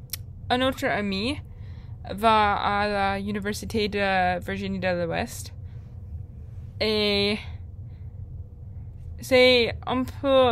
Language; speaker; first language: French; non-native, learner; English